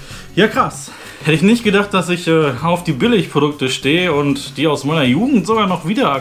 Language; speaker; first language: German; native; German